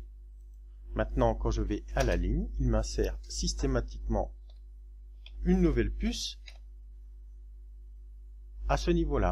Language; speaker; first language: French; native; French